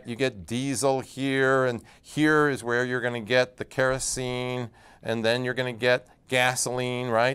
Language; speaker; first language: English; native; English